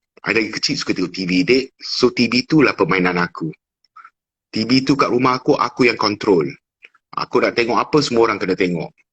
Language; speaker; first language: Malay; non-native, fluent; English